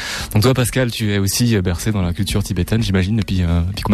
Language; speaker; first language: French; native; French